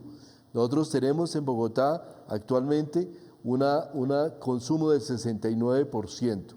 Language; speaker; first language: Spanish; native; Spanish